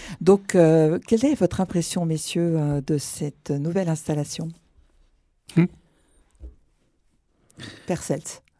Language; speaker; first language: French; native; French